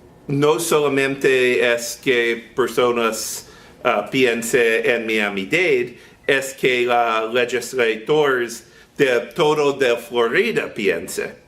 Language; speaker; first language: Spanish; non-native, learner; English